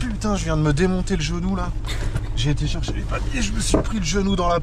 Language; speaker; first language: French; native; French